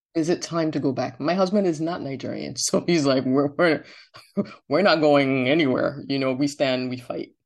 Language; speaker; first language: English; non-native, local second language; Yoruba